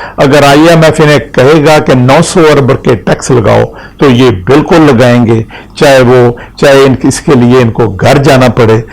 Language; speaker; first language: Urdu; non-native, local second language; Punjabi